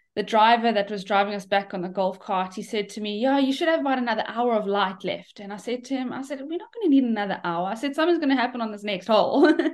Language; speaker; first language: English; native; English